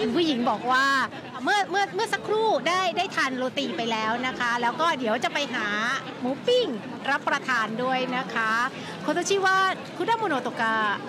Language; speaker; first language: Thai; native; Thai